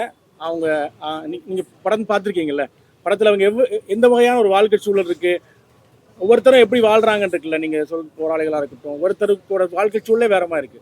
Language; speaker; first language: Tamil; native; Tamil